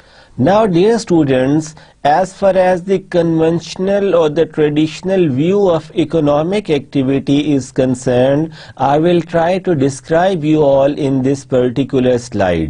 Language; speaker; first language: English; non-native, local second language; Urdu